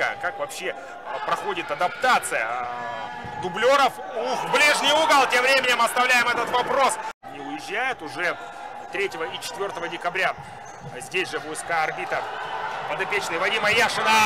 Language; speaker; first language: Russian; native; Russian